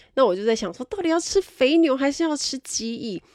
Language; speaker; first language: Chinese; native; Chinese